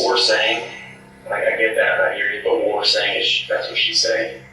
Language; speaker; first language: English; native; English